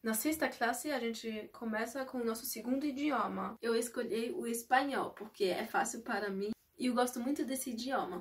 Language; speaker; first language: Portuguese; early bilingual, heritage; Portuguese